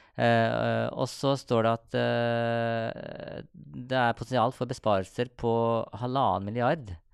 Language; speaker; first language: Norwegian; native; Norwegian